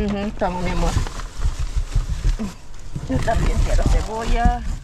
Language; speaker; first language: Spanish; non-native, learner; Filipino